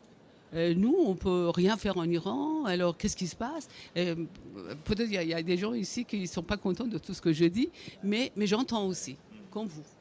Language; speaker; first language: French; non-native, fluent; Persian